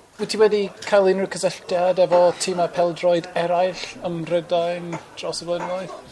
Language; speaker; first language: Welsh; native; Welsh